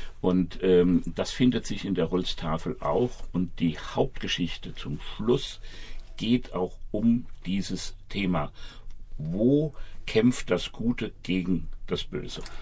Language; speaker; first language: German; native; German